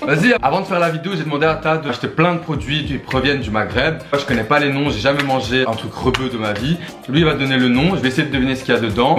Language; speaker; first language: French; native; French